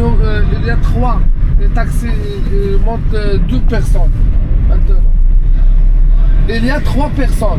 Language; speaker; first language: French; non-native, learner; Arabic